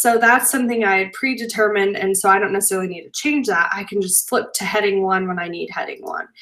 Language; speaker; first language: English; native; English